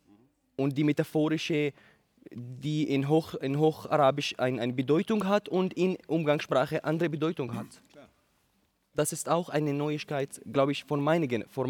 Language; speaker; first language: German; non-native, learner; Arabic